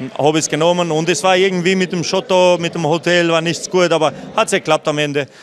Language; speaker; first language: German; non-native, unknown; Albanian